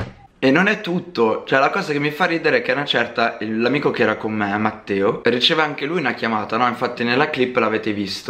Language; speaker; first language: Italian; native; Italian